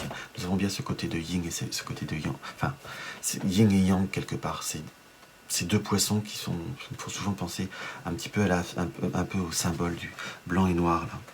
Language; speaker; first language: French; native; French